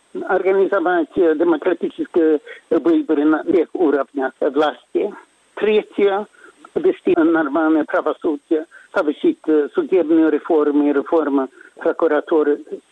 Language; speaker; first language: Russian; non-native, fluent; Swedish